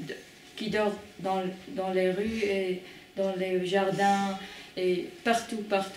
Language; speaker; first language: French; non-native, fluent; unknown